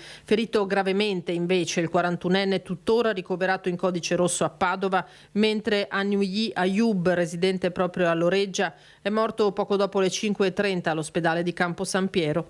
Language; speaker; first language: Italian; native; Italian